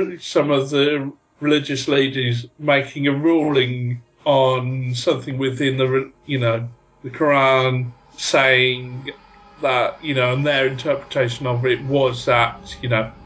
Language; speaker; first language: English; native; English